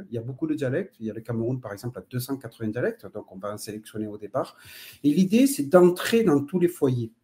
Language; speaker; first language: French; native; French